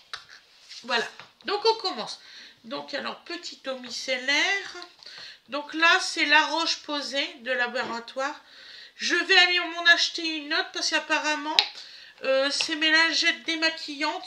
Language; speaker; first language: French; native; French